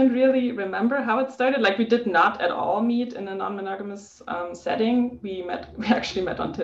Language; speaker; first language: English; non-native, fluent; German